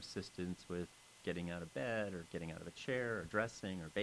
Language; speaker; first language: English; native; English